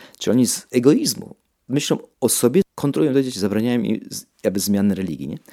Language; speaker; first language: Polish; native; Polish